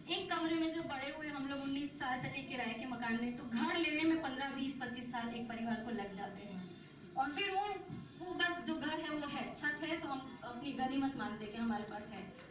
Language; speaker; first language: Hindi; non-native, local second language; Gujarati